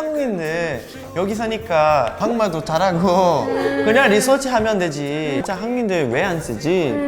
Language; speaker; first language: Korean; non-native, fluent; Portuguese